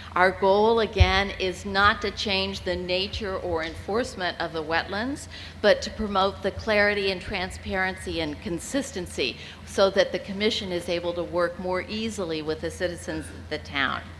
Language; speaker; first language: English; native; English